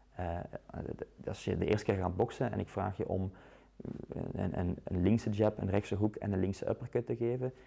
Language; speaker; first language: Dutch; native; Dutch